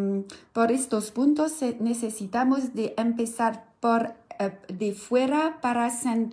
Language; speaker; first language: Spanish; non-native, learner; French